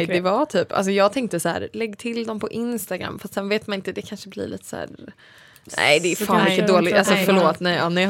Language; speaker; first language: Swedish; native; Swedish